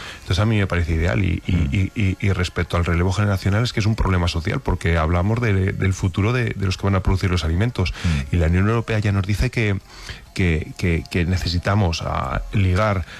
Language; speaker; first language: Spanish; native; Spanish